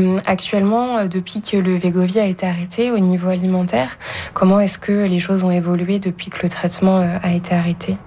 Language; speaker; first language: French; native; French